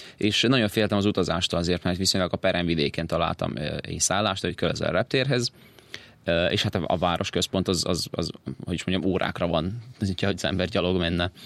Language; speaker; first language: Hungarian; native; Hungarian